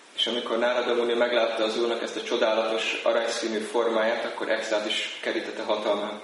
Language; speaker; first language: Hungarian; native; Hungarian